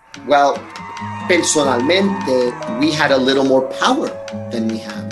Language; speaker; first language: English; early bilingual, other home language; Spanish